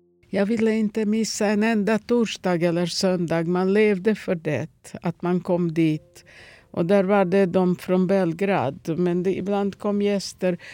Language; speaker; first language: Swedish; non-native, fluent; Serbian